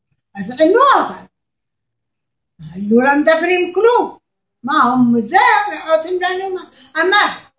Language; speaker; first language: Hebrew; non-native, learner; Arabic